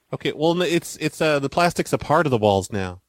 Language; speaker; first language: English; native; English